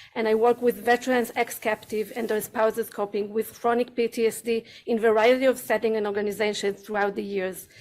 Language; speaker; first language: English; non-native, learner; Hebrew